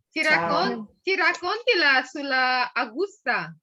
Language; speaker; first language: Italian; non-native, learner; Indonesian